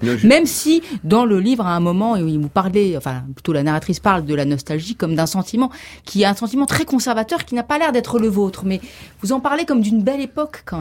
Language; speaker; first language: French; native; French